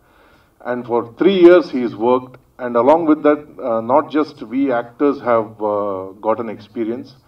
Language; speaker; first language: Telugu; non-native, local second language; Kannada